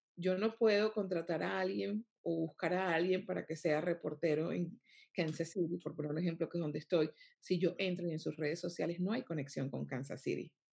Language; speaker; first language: Spanish; native; Spanish